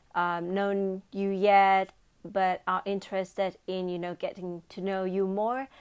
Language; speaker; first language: English; non-native, fluent; Thai